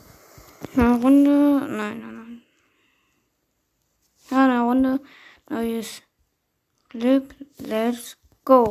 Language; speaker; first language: German; native; German